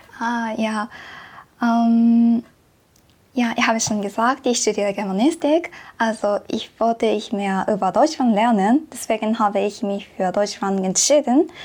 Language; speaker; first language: German; non-native, learner; Japanese